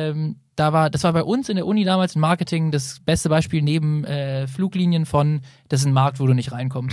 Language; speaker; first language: German; native; German